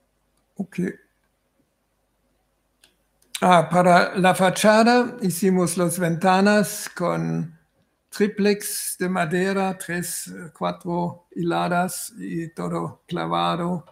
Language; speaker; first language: Spanish; non-native, fluent; German